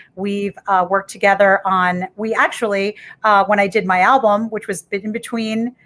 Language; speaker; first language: English; native; English